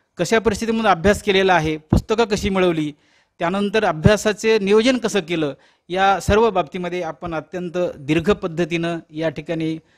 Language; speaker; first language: Marathi; native; Marathi